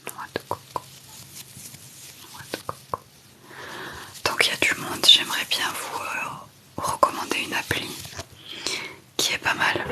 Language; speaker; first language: French; native; French